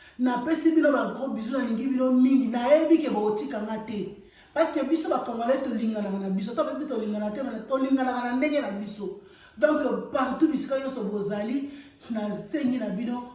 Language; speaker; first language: Lingala; non-native, local second language; Mongo